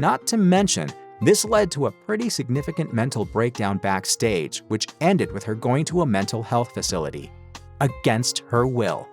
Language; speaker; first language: English; native; English